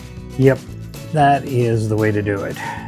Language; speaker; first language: English; native; English